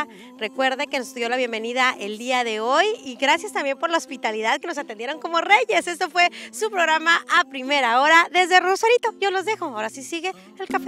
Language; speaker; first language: Spanish; native; Spanish